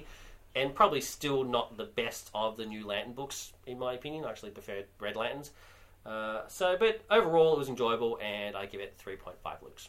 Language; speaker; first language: English; native; English